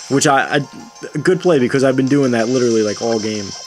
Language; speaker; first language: English; native; English